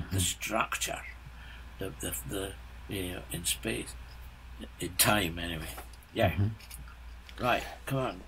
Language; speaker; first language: English; native; English